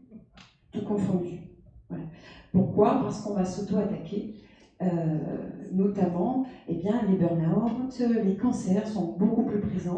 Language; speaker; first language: French; native; French